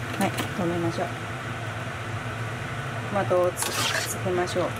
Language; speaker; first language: Japanese; non-native, learner; Chinese